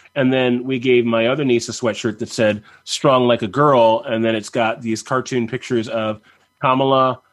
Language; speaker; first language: English; native; English